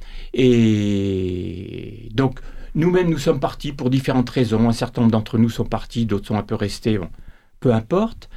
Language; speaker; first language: French; native; French